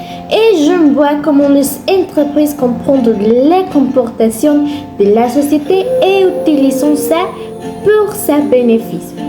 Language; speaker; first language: French; non-native, learner; Spanish